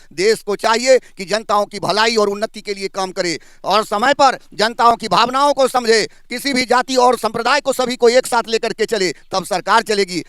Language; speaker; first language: Hindi; native; Hindi